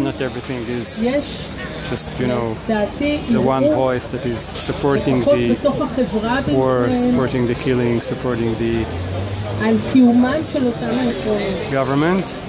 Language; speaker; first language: English; non-native, fluent; Hebrew